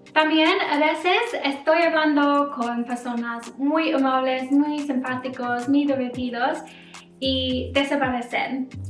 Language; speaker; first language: Spanish; non-native, learner; English